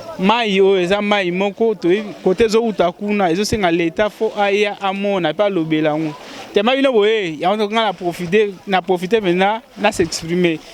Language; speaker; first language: Lingala; native; Lingala